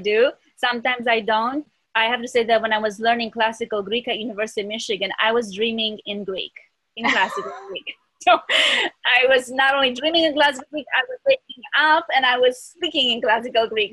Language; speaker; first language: English; early bilingual, other home language; Romanian